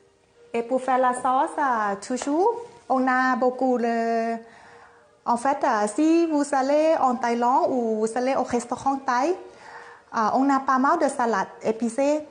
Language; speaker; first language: French; non-native, fluent; Thai